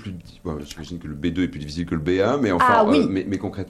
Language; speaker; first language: French; native; French